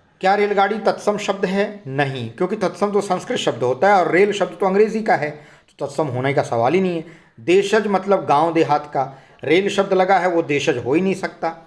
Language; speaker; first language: Hindi; native; Hindi